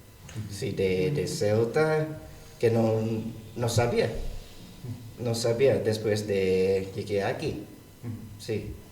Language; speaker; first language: Spanish; non-native, learner; Thai